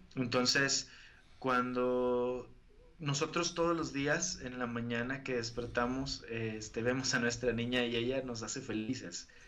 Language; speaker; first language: Spanish; native; Spanish